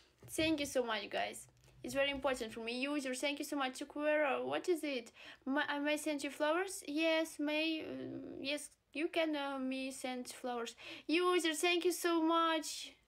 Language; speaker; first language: English; non-native, learner; Russian